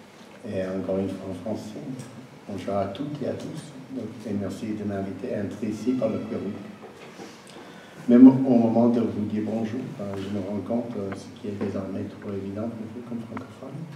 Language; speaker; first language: French; non-native, fluent; English